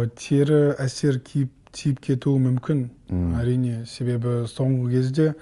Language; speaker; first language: Kazakh; non-native, local second language; Russian